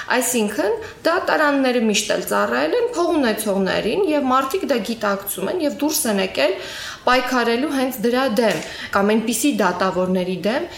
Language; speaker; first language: Armenian; native; Armenian